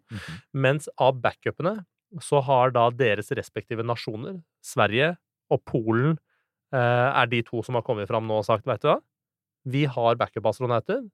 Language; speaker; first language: Norwegian; early bilingual, other home language; Persian